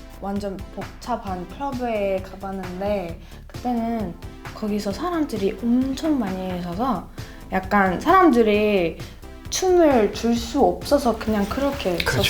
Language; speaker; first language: Korean; non-native, fluent; Indonesian